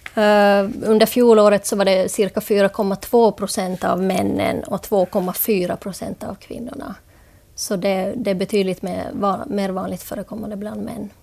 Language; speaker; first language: Swedish; native; Swedish